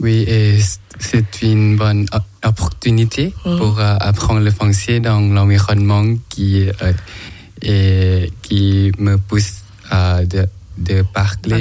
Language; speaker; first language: French; non-native, learner; Thai